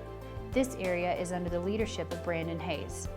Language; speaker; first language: English; native; English